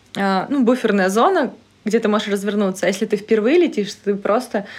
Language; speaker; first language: Russian; native; Russian